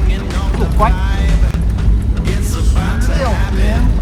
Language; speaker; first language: Chinese; native; Chinese